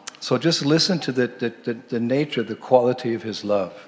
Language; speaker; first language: English; native; English